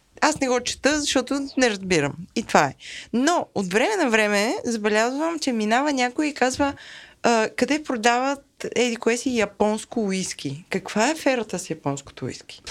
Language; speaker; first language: Bulgarian; native; Bulgarian